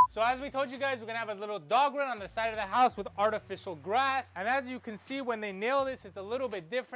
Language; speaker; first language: English; native; English